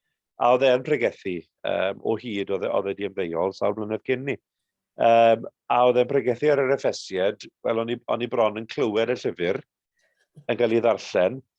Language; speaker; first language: Welsh; native; Welsh